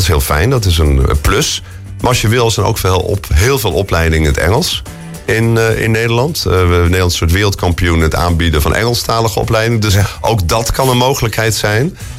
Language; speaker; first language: Dutch; native; Dutch